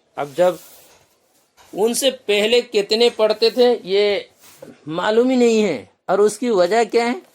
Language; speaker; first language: Urdu; non-native, local second language; Manipuri